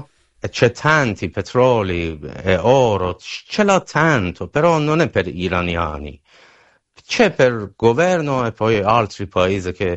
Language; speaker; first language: Italian; non-native, learner; Persian